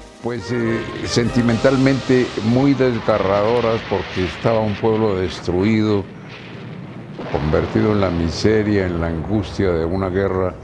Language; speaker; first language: Spanish; native; Spanish